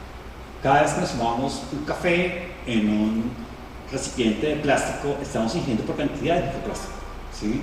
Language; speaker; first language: Spanish; native; Spanish